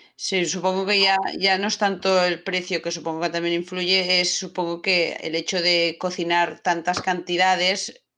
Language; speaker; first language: Spanish; non-native, local second language; Catalan